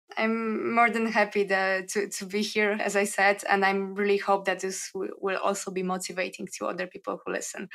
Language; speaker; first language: English; non-native, fluent; Polish